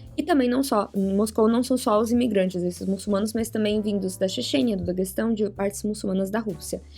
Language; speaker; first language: Portuguese; native; Portuguese